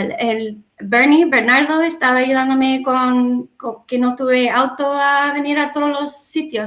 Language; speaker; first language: Spanish; non-native, learner; English